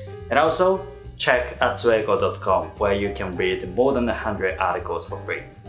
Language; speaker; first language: English; non-native, fluent; Japanese